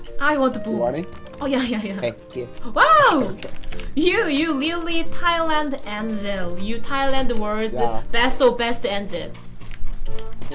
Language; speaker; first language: English; non-native, learner; Korean